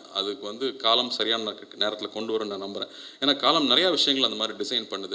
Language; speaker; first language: Tamil; native; Tamil